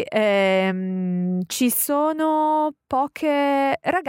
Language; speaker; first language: Italian; native; Italian